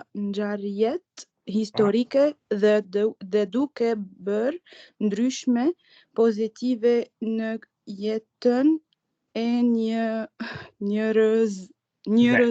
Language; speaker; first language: Albanian; non-native, learner; Arabic